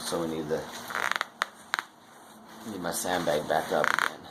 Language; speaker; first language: English; native; English